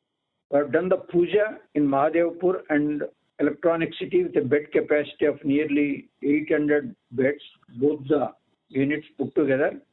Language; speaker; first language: English; non-native, local second language; Telugu